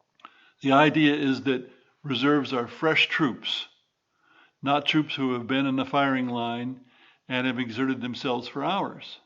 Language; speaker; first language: English; native; English